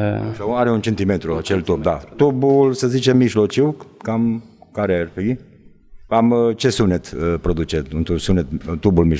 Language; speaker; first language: Romanian; native; Romanian